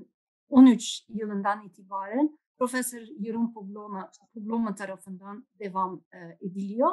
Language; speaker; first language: Turkish; non-native, fluent; Dutch